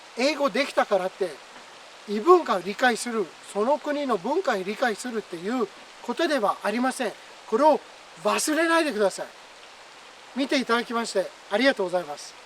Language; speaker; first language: Japanese; non-native, fluent; Persian